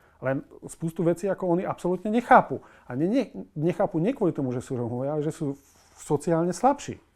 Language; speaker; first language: Slovak; non-native, local second language; Rusyn